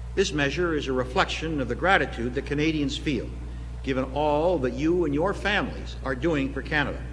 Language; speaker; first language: English; native; English